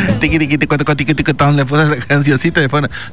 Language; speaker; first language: Spanish; native; Spanish